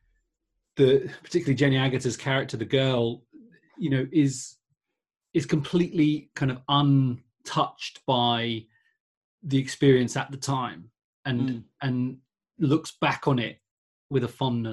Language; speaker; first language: English; native; English